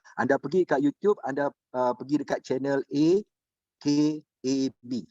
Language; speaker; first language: Malay; native; Malay